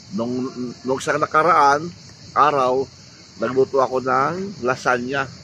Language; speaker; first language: Filipino; native; Filipino